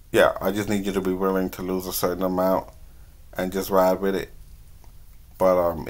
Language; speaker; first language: English; native; English